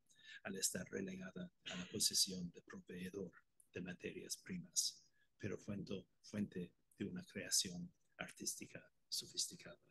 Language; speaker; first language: Spanish; non-native, fluent; Irish